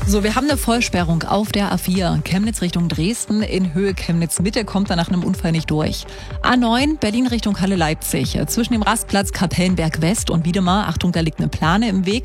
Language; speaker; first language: German; native; German